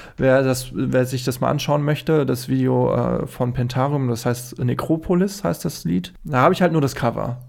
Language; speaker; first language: German; native; German